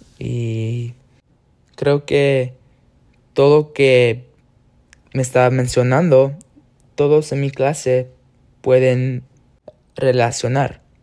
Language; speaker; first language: Spanish; early bilingual, heritage; Spanish